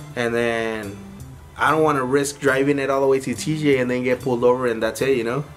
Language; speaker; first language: English; early bilingual, other home language; Spanish